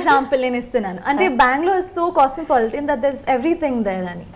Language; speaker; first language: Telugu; non-native, local second language; Kannada